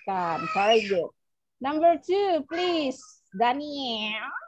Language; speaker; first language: English; non-native, learner; Indonesian